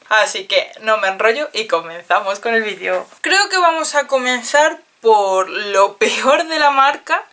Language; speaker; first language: Spanish; native; Spanish